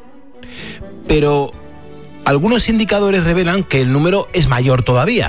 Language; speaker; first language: Spanish; native; Spanish